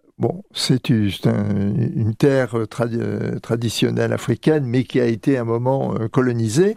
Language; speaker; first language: French; native; French